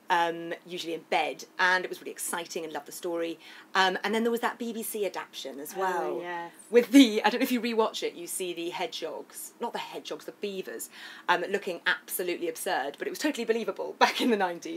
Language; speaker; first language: English; native; English